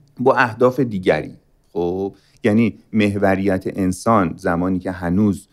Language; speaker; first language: Persian; native; Persian